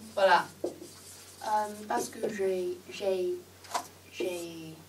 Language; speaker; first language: French; non-native, learner; Chinese